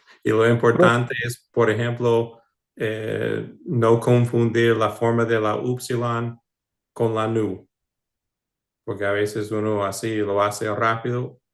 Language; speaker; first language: Spanish; non-native, fluent; English